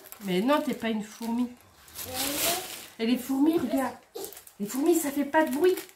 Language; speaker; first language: French; native; French